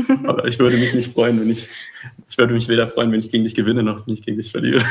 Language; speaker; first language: German; native; German